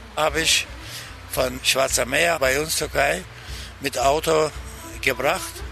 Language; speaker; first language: German; non-native, learner; Turkish